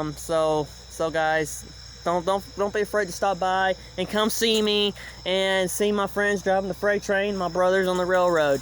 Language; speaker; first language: English; native; English